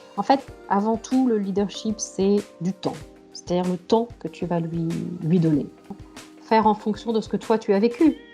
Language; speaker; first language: French; native; French